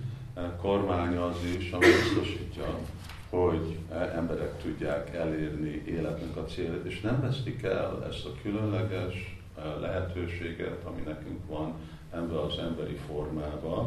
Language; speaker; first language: Hungarian; non-native, fluent; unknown